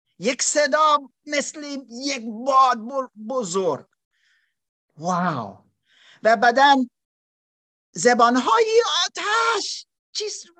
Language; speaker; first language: Persian; non-native, learner; German